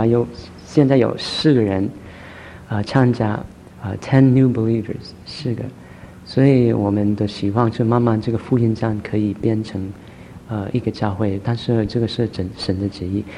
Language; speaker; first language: Chinese; early bilingual, heritage; Chinese